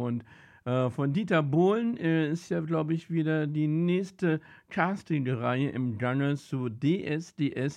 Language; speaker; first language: German; native; German